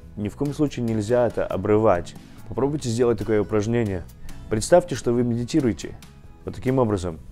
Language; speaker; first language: Russian; early bilingual, heritage; Russian